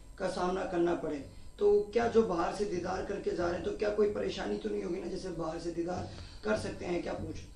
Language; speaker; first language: Hindi; native; Hindi